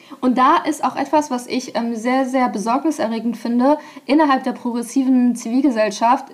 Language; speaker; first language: German; native; German